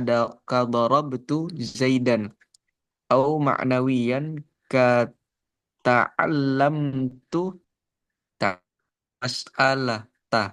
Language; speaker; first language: Arabic; non-native, fluent; Indonesian